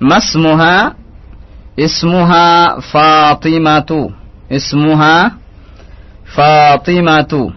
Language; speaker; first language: Arabic; non-native, fluent; Indonesian